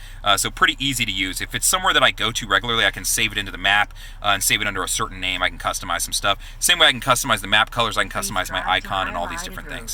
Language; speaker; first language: English; native; English